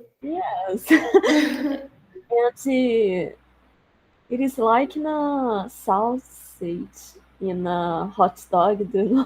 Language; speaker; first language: English; non-native, learner; Portuguese